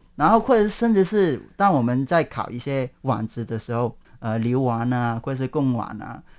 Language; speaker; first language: Chinese; non-native, local second language; Cantonese